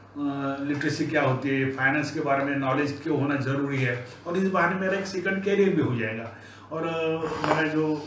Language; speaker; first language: Hindi; non-native, local second language; Marathi